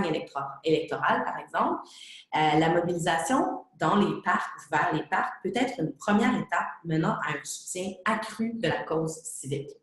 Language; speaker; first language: French; native; French